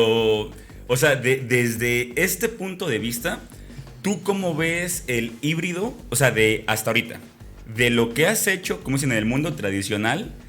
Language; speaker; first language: Spanish; native; Spanish